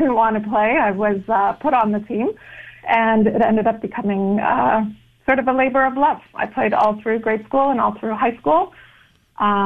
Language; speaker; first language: English; native; English